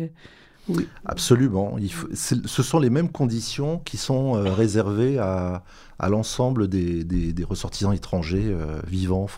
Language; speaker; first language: French; native; French